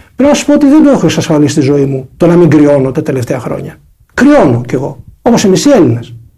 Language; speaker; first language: Greek; native; Greek